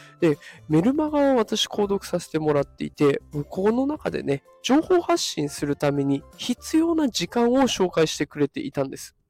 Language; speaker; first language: Japanese; native; Japanese